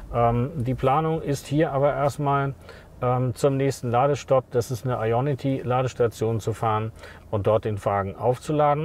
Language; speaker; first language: German; native; German